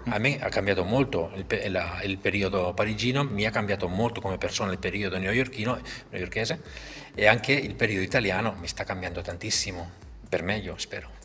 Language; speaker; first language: Italian; non-native, fluent; Spanish